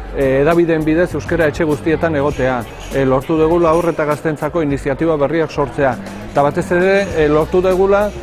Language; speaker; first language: Basque; native; Basque